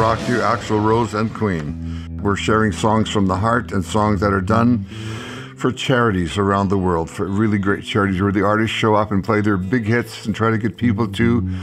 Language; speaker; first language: English; native; English